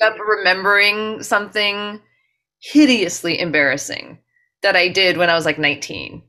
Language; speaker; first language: English; native; English